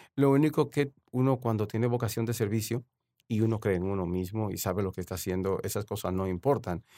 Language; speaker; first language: Spanish; native; Spanish